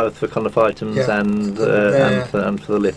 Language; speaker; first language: English; native; English